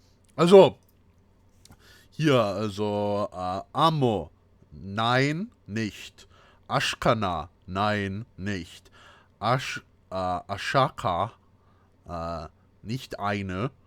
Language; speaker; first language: German; non-native, fluent; English